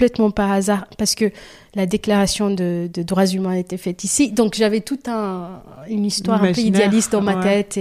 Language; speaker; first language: French; non-native, fluent; Kabuverdianu